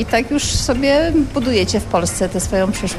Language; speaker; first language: Polish; native; Polish